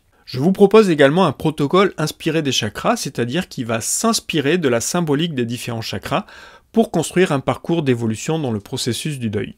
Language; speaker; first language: French; native; French